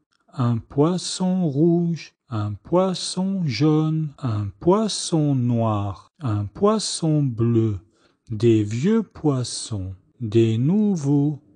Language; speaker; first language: French; non-native, fluent; Chinese